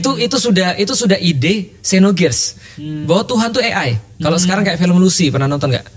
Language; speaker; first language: Indonesian; native; Indonesian